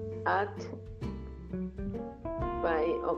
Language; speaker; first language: English; non-native, learner; Spanish